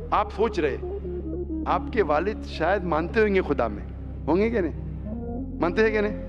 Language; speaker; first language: Hindi; non-native, local second language; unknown